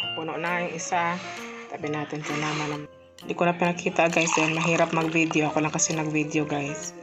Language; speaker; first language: Filipino; non-native, local second language; Cebuano